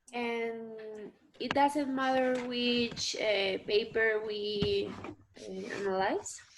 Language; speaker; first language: English; non-native, learner; Spanish